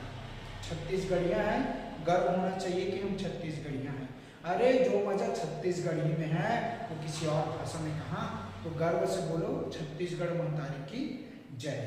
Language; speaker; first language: Hindi; non-native, local second language; Chhattisgarhi